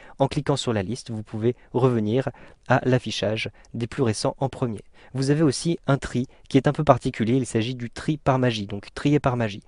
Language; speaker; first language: French; native; French